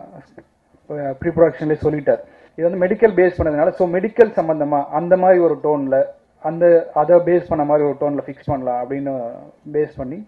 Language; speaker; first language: Tamil; native; Tamil